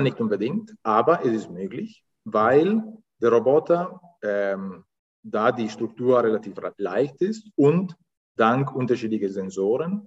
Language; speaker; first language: German; non-native, fluent; Italian